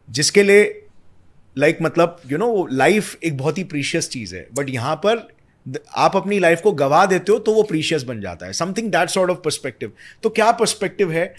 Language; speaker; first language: Hindi; native; Hindi